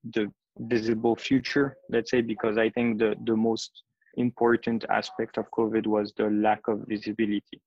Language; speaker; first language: English; non-native, fluent; French